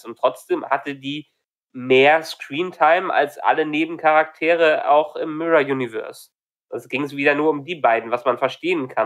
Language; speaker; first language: German; native; German